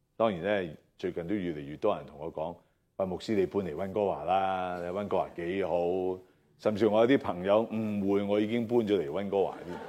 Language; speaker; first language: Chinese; non-native, local second language; Cantonese